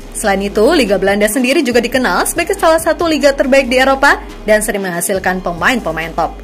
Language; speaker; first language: Indonesian; native; Indonesian